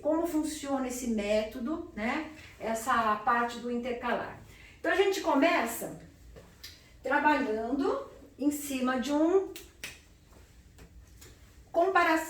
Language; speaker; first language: Portuguese; native; Portuguese